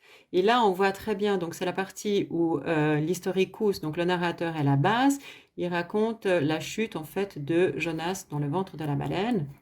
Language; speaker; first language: French; native; French